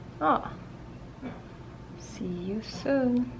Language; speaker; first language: English; non-native, learner; Korean